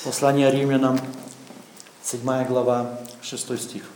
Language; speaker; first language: Czech; non-native, learner; Russian